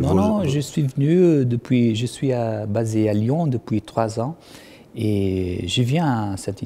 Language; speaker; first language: French; non-native, fluent; Portuguese